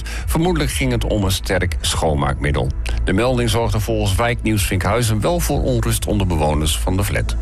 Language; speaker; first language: Dutch; native; Dutch